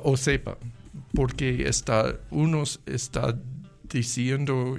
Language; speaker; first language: Spanish; non-native, learner; English